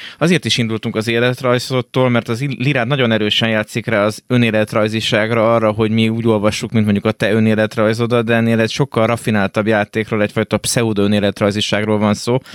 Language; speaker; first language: Hungarian; native; Hungarian